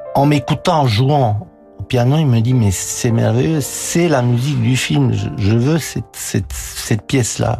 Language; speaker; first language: French; non-native, fluent; Romanian